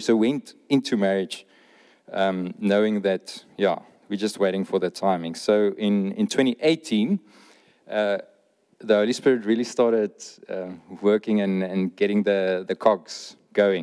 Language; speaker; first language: English; non-native, local second language; Afrikaans